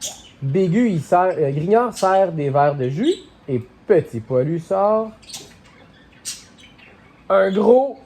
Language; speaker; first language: French; native; French